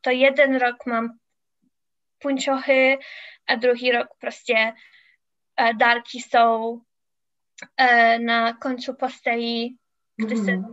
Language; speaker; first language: Czech; non-native, learner; English